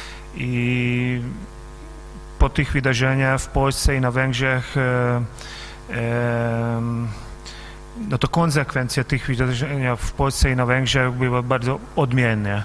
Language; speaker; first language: Polish; non-native, fluent; Hungarian